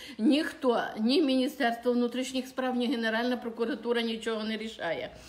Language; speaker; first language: Ukrainian; native; Ukrainian